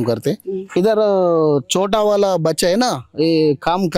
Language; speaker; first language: Hindi; non-native, local second language; Telugu